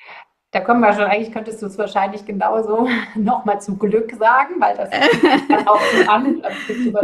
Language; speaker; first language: German; native; German